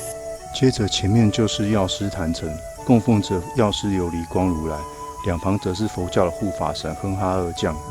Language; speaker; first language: Chinese; native; Chinese